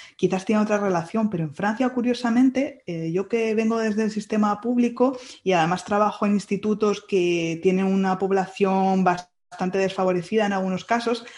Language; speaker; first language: Spanish; native; Spanish